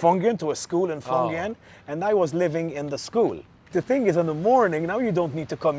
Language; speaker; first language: English; non-native, local second language; Maltese